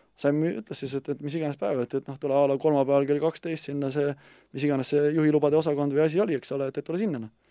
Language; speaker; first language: Estonian; native; Estonian